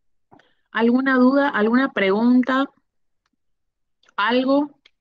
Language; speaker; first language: Spanish; native; Spanish